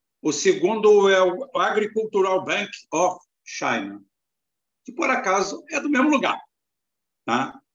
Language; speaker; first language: Portuguese; native; Portuguese